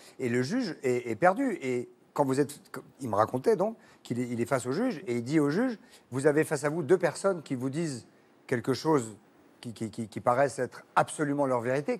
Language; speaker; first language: French; native; French